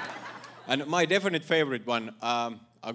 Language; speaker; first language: English; non-native, fluent; Finnish